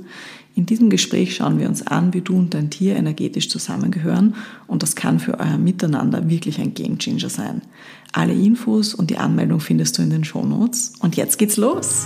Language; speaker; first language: German; native; German